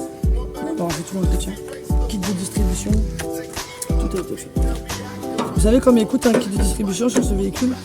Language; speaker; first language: French; native; French